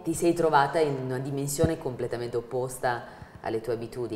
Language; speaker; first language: Italian; native; Italian